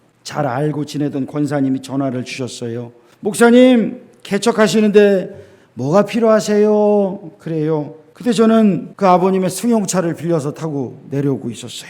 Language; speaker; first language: Korean; native; Korean